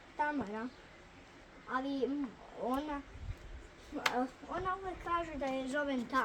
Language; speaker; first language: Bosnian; non-native, local second language; Slovak